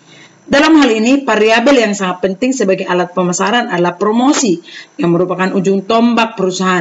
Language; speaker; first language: Indonesian; native; Indonesian